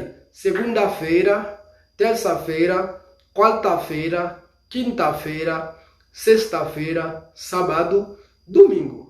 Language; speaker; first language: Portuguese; non-native, fluent; Haitian Creole